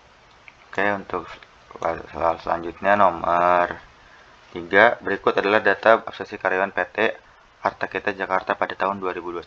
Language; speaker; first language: Indonesian; native; Indonesian